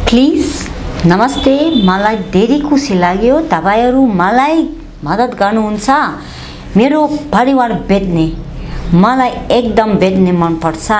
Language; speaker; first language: Nepali; non-native, learner; Dutch